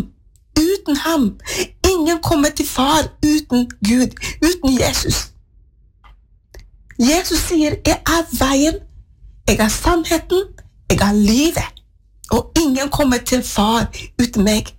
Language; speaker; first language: Norwegian; non-native, fluent; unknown